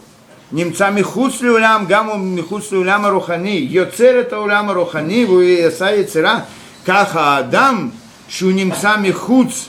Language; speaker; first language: Hebrew; non-native, fluent; Russian